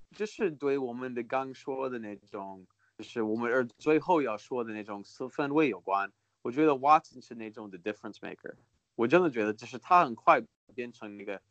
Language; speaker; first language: Chinese; early bilingual, heritage; Chinese